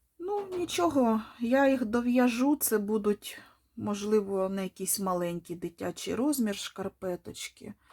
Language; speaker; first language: Ukrainian; non-native, local second language; Russian